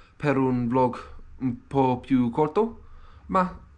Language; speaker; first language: Italian; non-native, learner; English